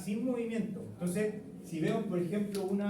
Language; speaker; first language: Spanish; native; Spanish